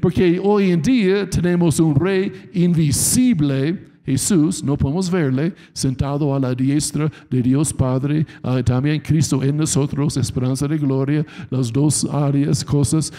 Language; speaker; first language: Spanish; non-native, fluent; English